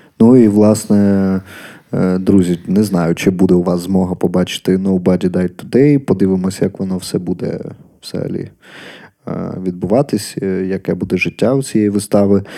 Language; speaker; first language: Ukrainian; native; Ukrainian